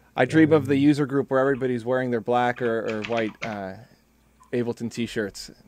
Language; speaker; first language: English; early bilingual, other home language; Spanish